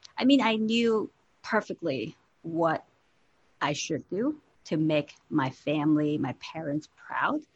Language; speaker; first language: English; non-native, local second language; Cantonese